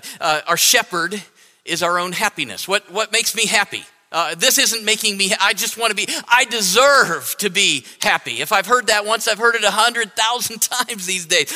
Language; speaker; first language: English; native; English